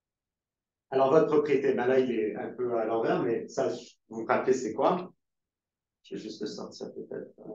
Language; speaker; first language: French; native; French